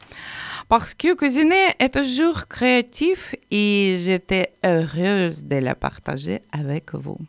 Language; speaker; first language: French; non-native, learner; Ukrainian